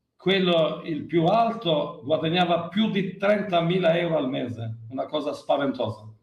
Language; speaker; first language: Italian; non-native, fluent; Albanian